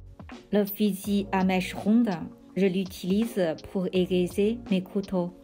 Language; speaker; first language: French; non-native, fluent; Chinese